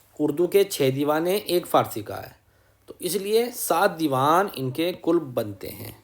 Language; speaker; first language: Urdu; native; Urdu